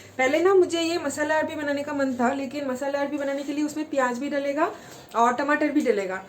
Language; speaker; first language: Hindi; non-native, local second language; Bangla